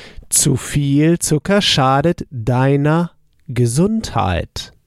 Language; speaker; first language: German; native; German